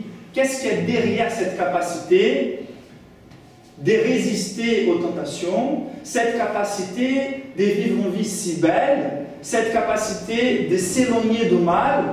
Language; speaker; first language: French; non-native, fluent; Portuguese